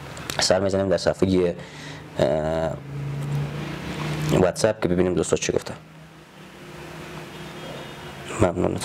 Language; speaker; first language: Persian; native; Persian